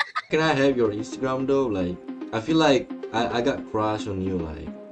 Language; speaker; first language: English; non-native, fluent; Indonesian